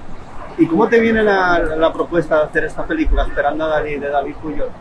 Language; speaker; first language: Spanish; native; Spanish